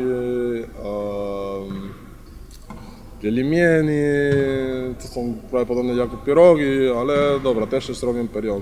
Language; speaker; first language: Polish; non-native, learner; Spanish